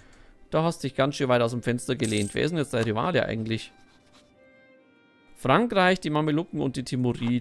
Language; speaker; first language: German; native; German